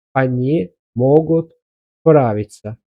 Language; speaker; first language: Russian; non-native, fluent; Azerbaijani